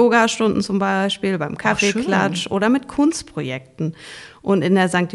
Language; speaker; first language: German; native; German